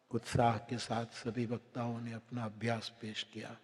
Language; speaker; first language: Hindi; non-native, local second language; Gujarati